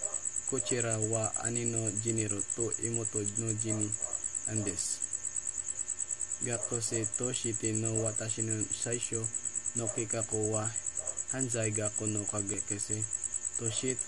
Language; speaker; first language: Japanese; non-native, learner; Filipino